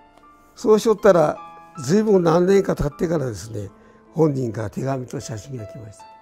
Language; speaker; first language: Japanese; native; Japanese